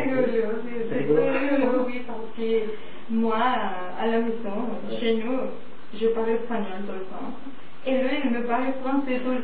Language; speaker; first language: French; non-native, fluent; Spanish